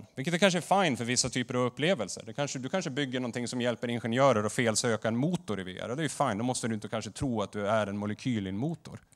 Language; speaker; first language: Swedish; native; Swedish